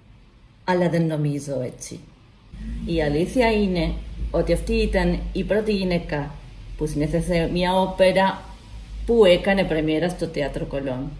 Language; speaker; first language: Greek; non-native, learner; Spanish